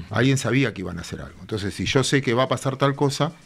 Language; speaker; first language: Spanish; native; Spanish